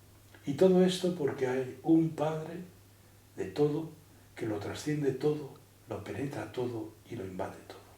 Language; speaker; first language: Spanish; native; Spanish